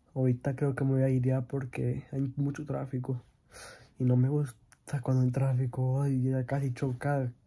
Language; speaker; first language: Spanish; early bilingual, heritage; Spanish